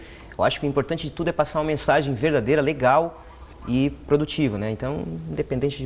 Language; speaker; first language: Portuguese; native; Portuguese